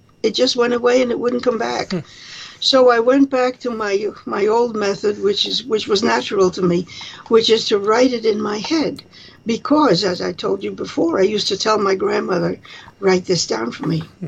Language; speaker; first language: English; early bilingual, other home language; Spanish